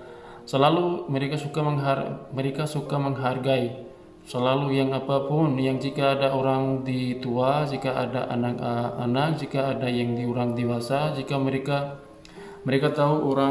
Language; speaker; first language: Indonesian; non-native, learner; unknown